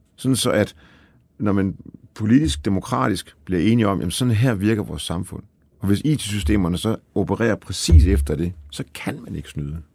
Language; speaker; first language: Danish; early bilingual, other home language; Polish